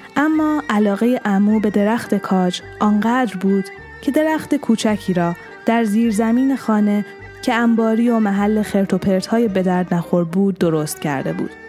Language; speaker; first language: Persian; non-native, local second language; Armenian